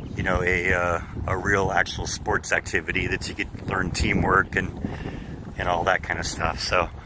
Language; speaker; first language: English; native; English